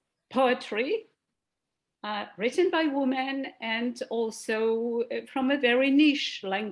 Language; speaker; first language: English; non-native, fluent; Polish